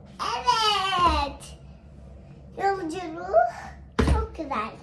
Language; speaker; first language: Turkish; early bilingual, heritage; Turkish